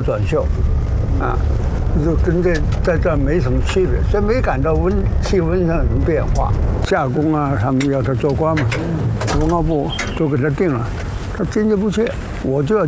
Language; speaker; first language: Chinese; native; Chinese